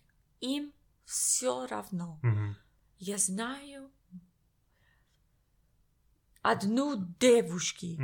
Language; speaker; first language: Russian; non-native, learner; English